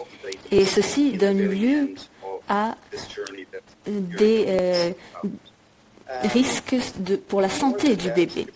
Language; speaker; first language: French; native; French